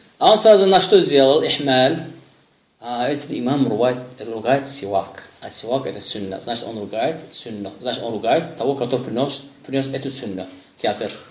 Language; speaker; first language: Russian; non-native, local second language; Azerbaijani